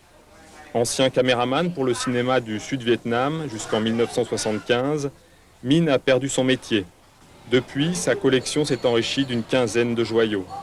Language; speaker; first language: French; native; French